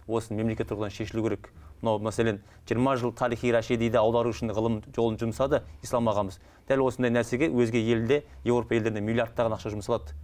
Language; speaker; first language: Kazakh; native; Kazakh